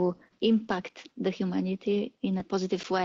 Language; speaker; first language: English; non-native, fluent; Polish